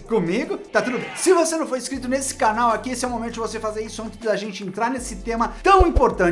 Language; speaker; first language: Portuguese; native; Portuguese